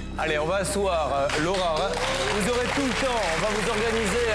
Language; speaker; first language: French; native; French